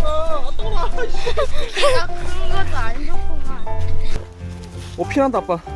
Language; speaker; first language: Korean; native; Korean